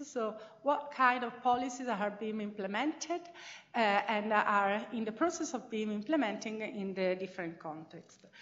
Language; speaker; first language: English; non-native, fluent; Italian